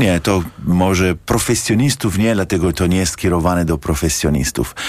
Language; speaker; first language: Polish; non-native, learner; Italian